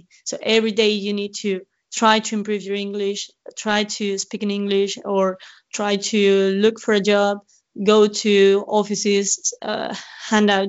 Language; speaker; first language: English; non-native, fluent; Spanish